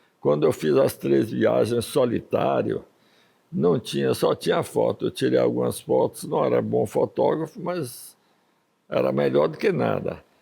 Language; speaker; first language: Portuguese; early bilingual, other home language; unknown